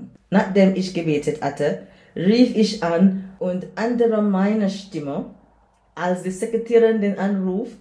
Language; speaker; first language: German; non-native, learner; English